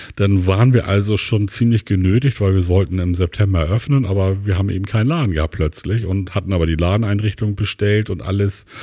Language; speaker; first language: German; native; German